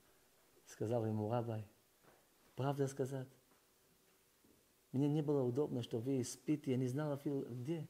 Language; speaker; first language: Russian; early bilingual, heritage; Russian